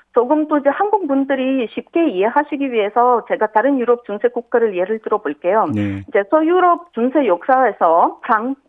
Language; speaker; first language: Korean; non-native, fluent; Ukrainian